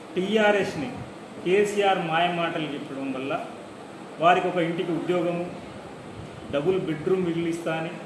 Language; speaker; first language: Telugu; non-native, local second language; Lambadi